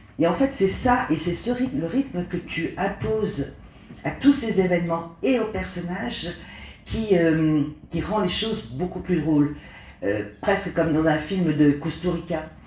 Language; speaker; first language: French; native; French